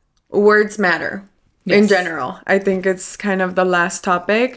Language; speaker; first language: English; early bilingual, other home language; Spanish